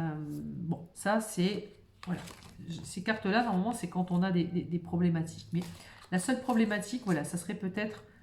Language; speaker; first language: French; native; French